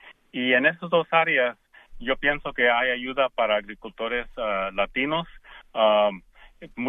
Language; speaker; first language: Spanish; early bilingual, heritage; Spanish